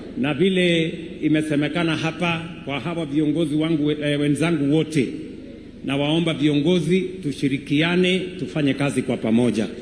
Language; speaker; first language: Swahili; non-native, local second language; Kalenjin